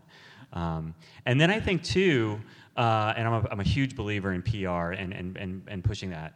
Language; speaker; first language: English; native; English